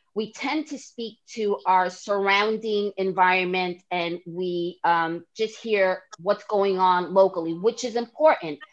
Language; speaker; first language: English; native; English